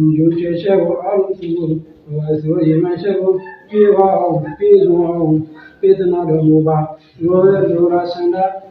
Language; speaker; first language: Burmese; non-native, local second language; Rohingya